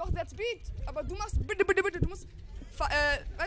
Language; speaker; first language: German; non-native, learner; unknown